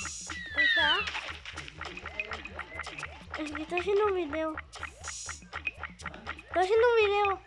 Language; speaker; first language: Spanish; early bilingual, heritage; Spanish